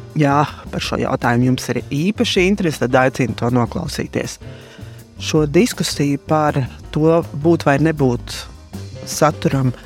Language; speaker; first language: Latvian; native; Latvian